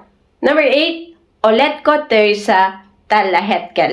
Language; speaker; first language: Finnish; non-native, learner; Filipino